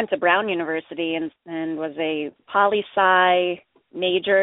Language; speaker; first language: English; native; English